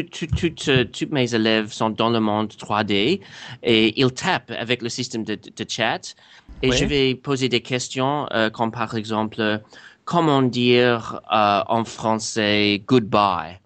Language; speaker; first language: French; non-native, fluent; English